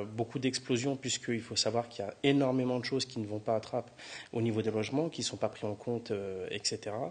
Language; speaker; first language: French; native; French